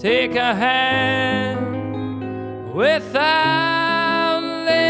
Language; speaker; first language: English; native; English